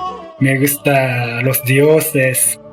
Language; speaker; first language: Spanish; non-native, learner; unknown